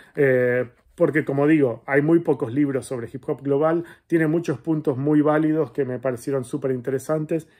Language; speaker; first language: Spanish; native; Spanish